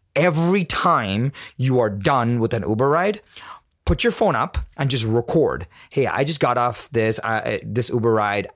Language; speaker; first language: English; non-native, local second language; Tamil